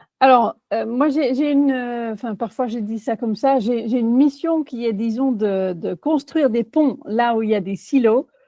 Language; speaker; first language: French; non-native, fluent; Dutch